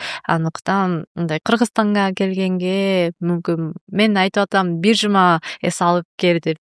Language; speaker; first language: Kyrgyz; non-native, learner; Japanese